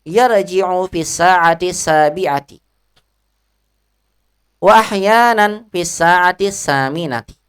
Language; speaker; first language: Arabic; non-native, fluent; Indonesian